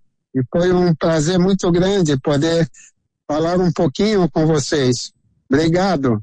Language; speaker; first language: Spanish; non-native, learner; Portuguese